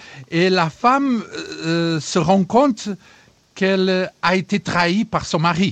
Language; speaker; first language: French; non-native, fluent; Portuguese